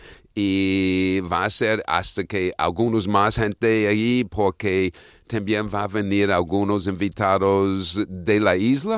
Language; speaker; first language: Spanish; non-native, fluent; English